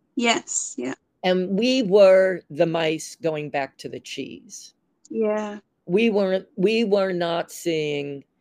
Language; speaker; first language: English; native; English